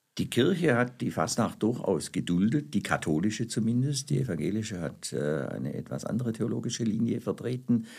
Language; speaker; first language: German; native; German